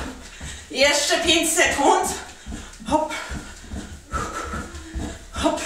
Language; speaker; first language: Polish; native; Polish